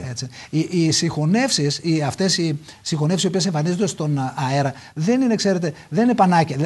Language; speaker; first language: Greek; native; Greek